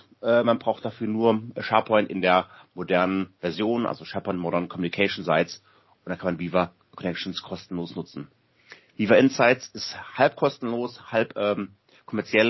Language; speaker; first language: German; native; German